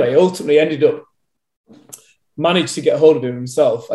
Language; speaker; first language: English; native; English